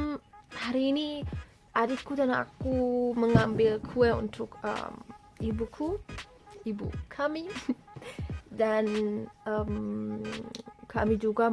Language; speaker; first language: Indonesian; non-native, learner; Turkish